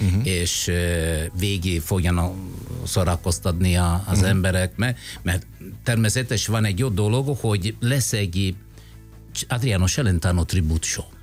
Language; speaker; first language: Hungarian; non-native, fluent; Italian